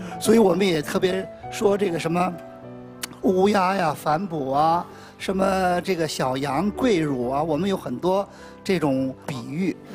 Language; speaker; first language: Chinese; native; Chinese